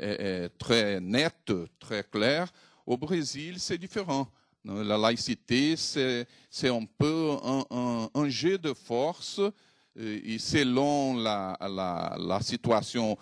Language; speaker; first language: French; non-native, fluent; Portuguese